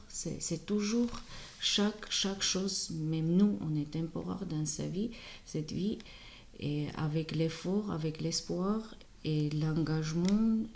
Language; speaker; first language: French; non-native, fluent; Armenian